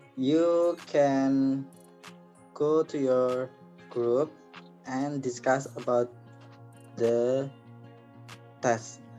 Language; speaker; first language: English; non-native, learner; Indonesian